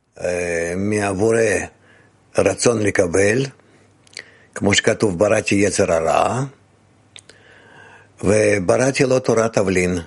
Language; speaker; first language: Hebrew; non-native, fluent; Russian